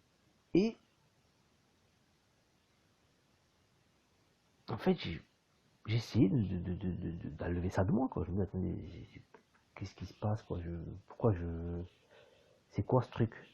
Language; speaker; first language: French; native; French